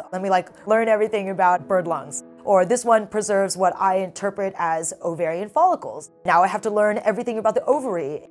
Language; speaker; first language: English; native; English